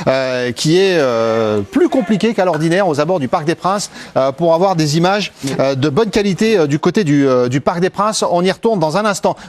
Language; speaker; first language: French; native; French